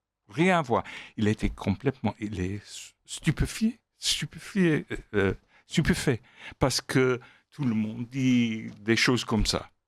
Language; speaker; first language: French; non-native, fluent; English